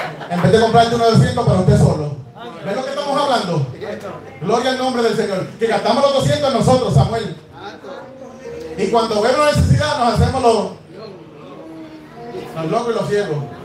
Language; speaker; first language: Spanish; native; Spanish